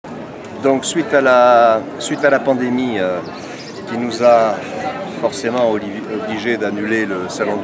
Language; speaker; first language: French; native; French